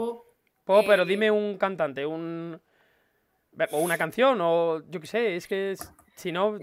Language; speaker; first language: Spanish; native; Spanish